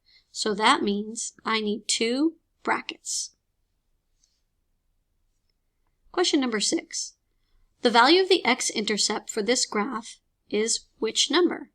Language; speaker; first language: English; native; English